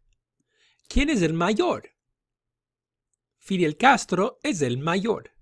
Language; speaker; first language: Spanish; non-native, fluent; English